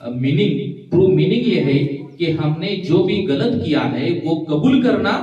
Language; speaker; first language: Hindi; non-native, local second language; Marathi